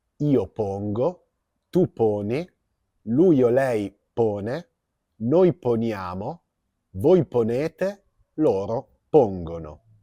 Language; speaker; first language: Italian; native; Italian